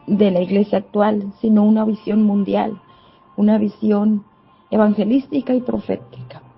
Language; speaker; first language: Spanish; native; Spanish